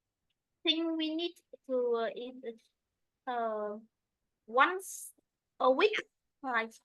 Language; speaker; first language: English; non-native, learner; Vietnamese